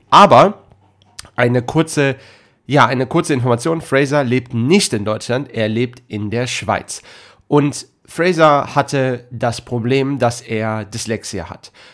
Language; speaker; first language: German; native; German